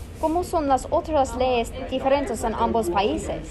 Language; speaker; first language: Spanish; non-native, learner; English